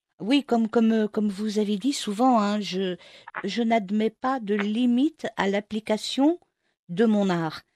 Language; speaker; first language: French; non-native, local second language; Arabic